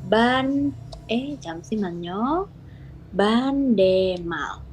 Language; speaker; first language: Korean; non-native, fluent; Indonesian